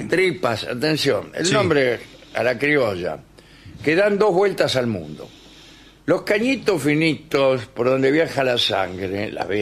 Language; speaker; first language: Spanish; native; Spanish